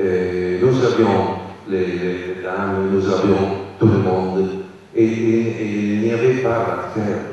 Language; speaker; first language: French; non-native, learner; Italian